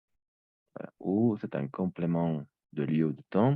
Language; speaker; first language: French; native; French